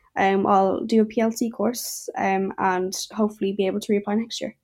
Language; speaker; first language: English; native; English